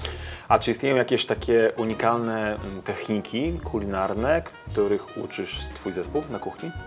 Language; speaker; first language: Polish; native; Polish